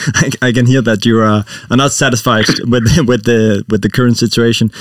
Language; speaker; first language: English; non-native, fluent; Danish